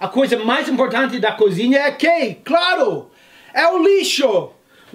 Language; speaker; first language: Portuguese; non-native, fluent; English